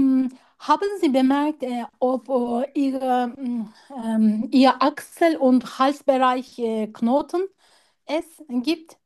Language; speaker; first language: German; non-native, learner; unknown